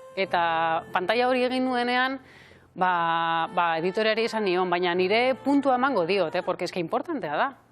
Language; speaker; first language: Basque; non-native, local second language; Spanish